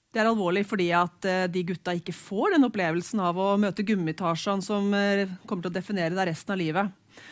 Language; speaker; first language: Norwegian; native; Norwegian